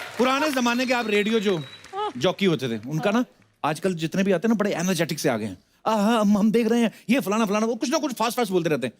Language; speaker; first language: Hindi; non-native, local second language; Punjabi